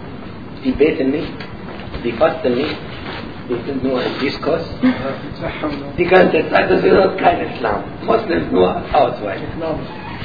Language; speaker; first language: German; non-native, learner; Arabic